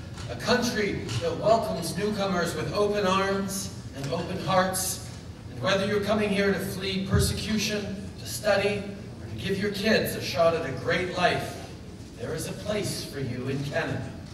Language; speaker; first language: English; early bilingual, other home language; French